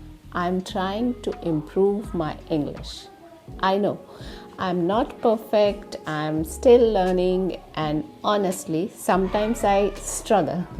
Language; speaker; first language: English; non-native, learner; Hindi